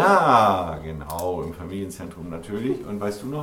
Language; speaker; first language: German; native; German